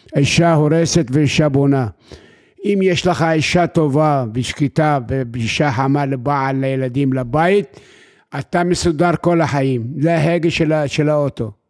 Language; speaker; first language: Hebrew; non-native, fluent; Arabic